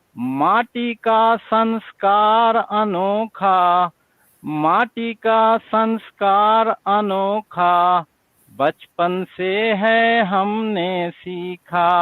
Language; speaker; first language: Hindi; native; Hindi